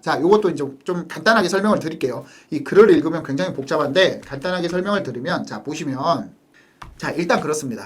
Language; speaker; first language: Korean; native; Korean